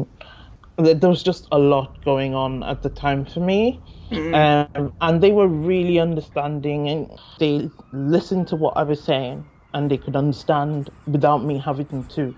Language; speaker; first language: English; non-native, local second language; Yoruba